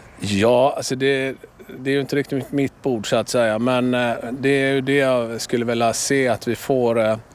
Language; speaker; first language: Swedish; native; Swedish